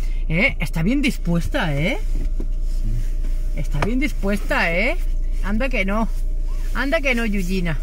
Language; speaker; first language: Spanish; native; Spanish